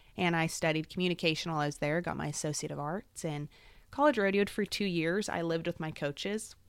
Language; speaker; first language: English; native; English